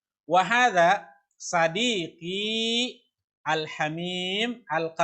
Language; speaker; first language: Arabic; non-native, fluent; Indonesian